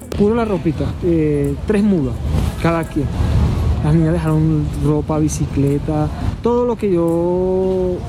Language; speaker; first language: Spanish; native; Spanish